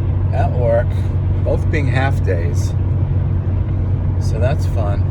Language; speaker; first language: English; native; English